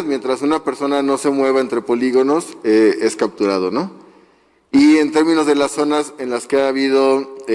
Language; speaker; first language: Spanish; native; Spanish